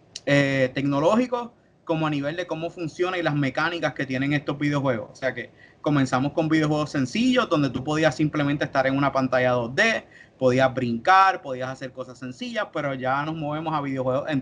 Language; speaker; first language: Spanish; native; Spanish